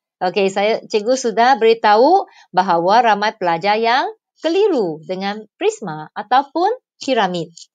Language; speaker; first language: Malay; non-native, local second language; Chinese